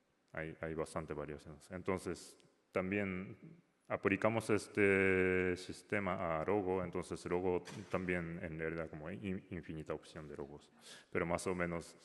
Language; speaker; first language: Spanish; non-native, learner; Japanese